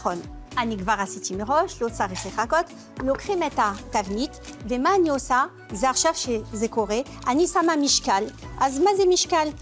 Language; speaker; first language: Hebrew; non-native, fluent; French